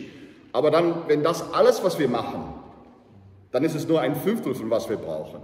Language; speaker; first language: German; non-native, learner; English